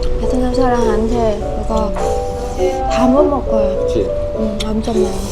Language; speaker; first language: Korean; non-native, learner; Vietnamese